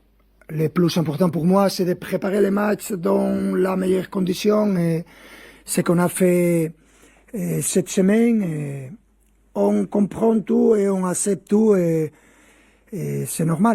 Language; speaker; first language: French; non-native, fluent; Spanish